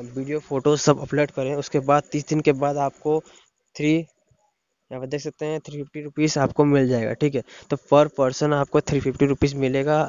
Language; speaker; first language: Hindi; non-native, local second language; Odia